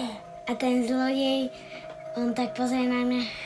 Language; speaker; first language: Slovak; early bilingual, heritage; Slovak